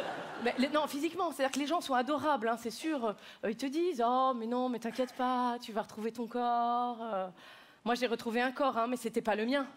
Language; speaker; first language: French; native; French